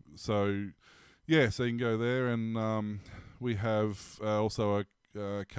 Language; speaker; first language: English; native; English